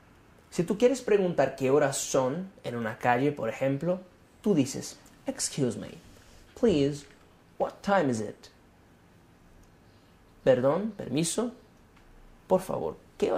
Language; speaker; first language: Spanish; non-native, fluent; Portuguese